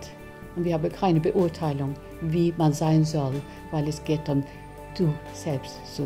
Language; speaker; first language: German; non-native, fluent; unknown